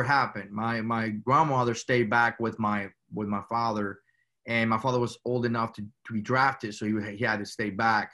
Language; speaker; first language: English; early bilingual, other home language; Spanish